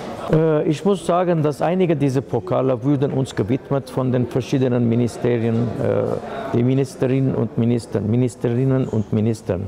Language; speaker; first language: German; non-native, fluent; Armenian